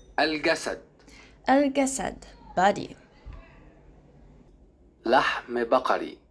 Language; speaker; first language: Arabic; non-native, learner; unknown